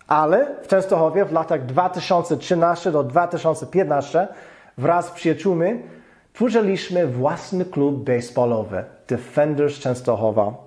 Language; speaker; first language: Polish; non-native, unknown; English